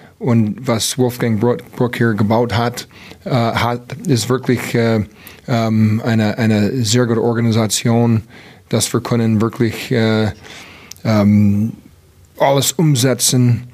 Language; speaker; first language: German; non-native, learner; English